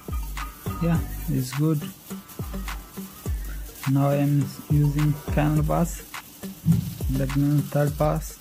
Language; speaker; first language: English; non-native, learner; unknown